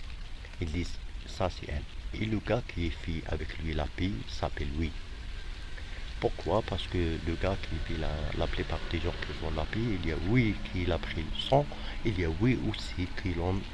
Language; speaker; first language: French; non-native, fluent; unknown